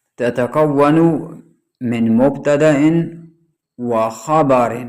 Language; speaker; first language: Arabic; non-native, fluent; Urdu